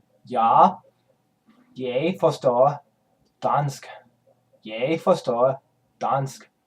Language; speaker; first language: Danish; non-native, learner; English